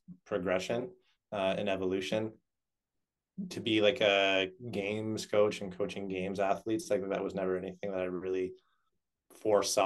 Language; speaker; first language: English; native; English